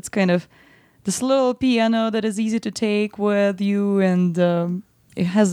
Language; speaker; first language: English; non-native, fluent; Russian